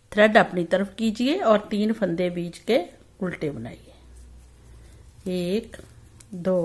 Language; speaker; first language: Hindi; native; Hindi